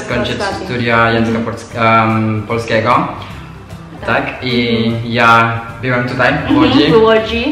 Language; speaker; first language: Polish; non-native, learner; Indonesian